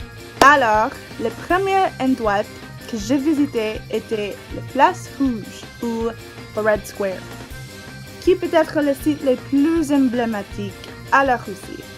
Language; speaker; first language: French; non-native, learner; English